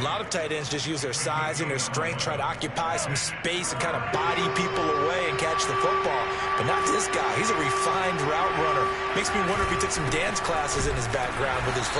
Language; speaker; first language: English; native; English